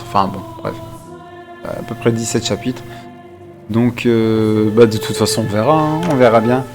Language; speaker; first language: French; native; French